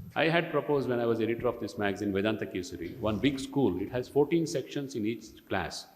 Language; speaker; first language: English; non-native, local second language; Kannada